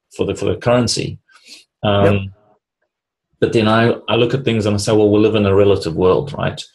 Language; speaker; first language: English; native; English